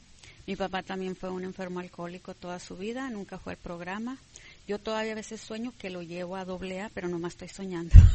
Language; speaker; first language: Spanish; native; Spanish